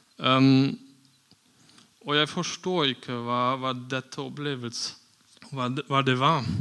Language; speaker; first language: Norwegian; non-native, fluent; German